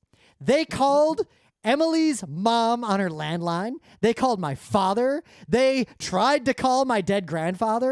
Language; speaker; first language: English; native; English